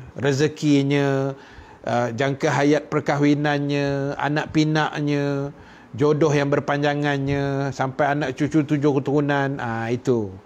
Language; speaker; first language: Malay; native; Malay